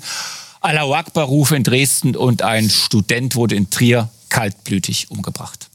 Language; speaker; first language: German; native; German